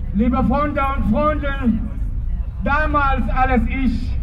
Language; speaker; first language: German; non-native, learner; Arabic